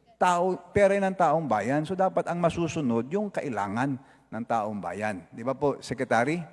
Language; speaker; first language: Filipino; non-native, local second language; Cebuano